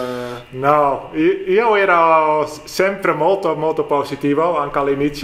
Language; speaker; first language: Italian; non-native, learner; Dutch